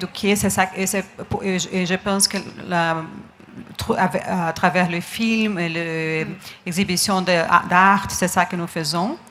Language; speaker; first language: French; non-native, learner; Portuguese